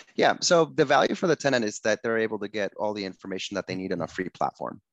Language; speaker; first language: English; non-native, fluent; Spanish